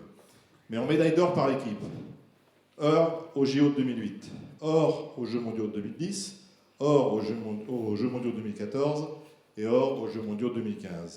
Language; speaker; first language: French; native; French